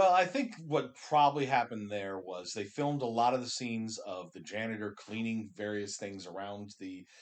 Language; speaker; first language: English; native; English